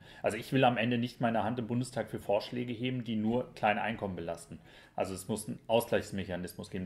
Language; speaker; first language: German; native; German